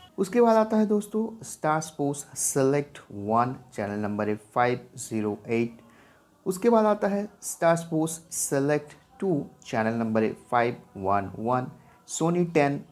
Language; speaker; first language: Hindi; non-native, local second language; Bangla